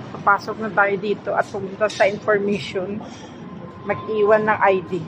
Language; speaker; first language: Filipino; native; Filipino